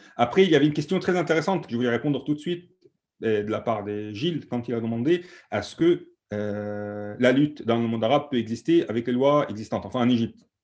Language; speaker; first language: French; non-native, fluent; Arabic